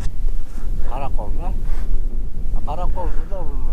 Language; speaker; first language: Russian; non-native, local second language; Kyrgyz